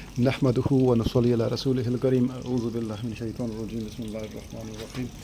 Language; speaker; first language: Urdu; non-native, local second language; Sindhi